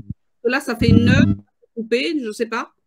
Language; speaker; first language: French; native; French